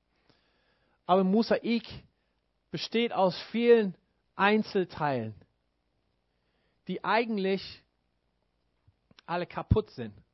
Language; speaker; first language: German; non-native, fluent; English